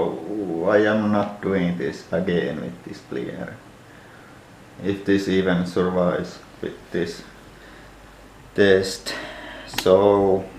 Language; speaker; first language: English; non-native, fluent; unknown